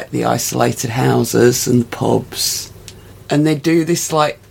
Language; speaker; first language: English; native; English